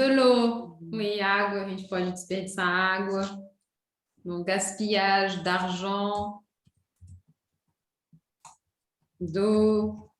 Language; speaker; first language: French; non-native, fluent; Portuguese